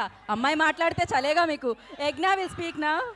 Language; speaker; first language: Telugu; native; Telugu